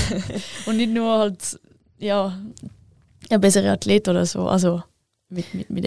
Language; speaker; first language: German; non-native, local second language; French